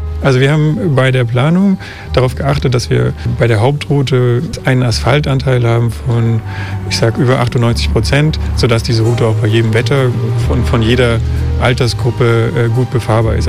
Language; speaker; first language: German; native; German